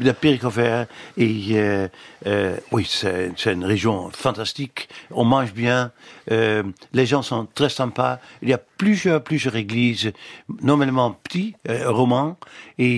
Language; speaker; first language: French; non-native, fluent; Dutch